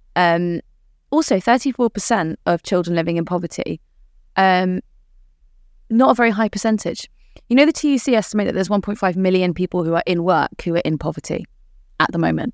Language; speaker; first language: English; early bilingual, other home language; Italian